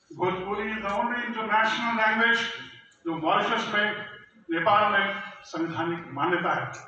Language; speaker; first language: Hindi; non-native, local second language; Bhojpuri